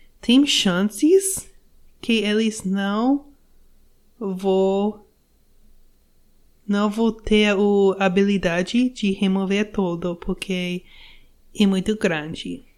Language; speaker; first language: Portuguese; non-native, learner; English